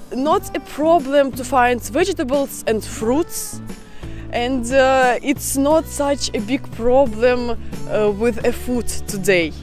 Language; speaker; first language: English; non-native, fluent; Russian